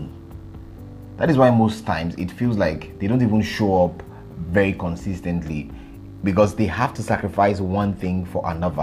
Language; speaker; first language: English; non-native, local second language; Yoruba